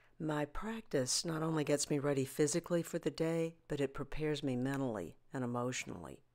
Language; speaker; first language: English; native; English